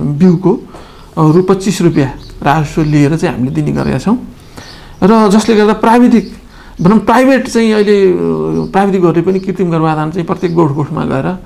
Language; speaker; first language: Nepali; native; Nepali